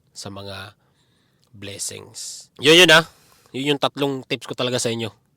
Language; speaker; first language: Filipino; non-native, local second language; Cebuano